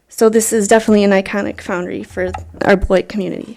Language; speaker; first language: English; native; English